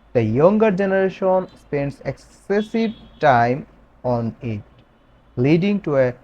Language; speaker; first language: English; non-native, local second language; Bangla